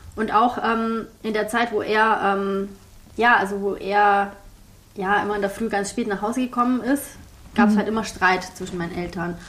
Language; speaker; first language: German; early bilingual, heritage; German